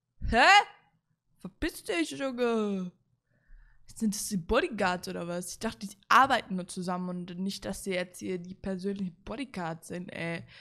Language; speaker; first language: German; native; German